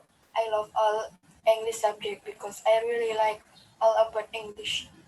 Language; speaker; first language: English; non-native, learner; Indonesian